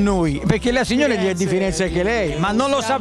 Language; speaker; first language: Italian; native; Italian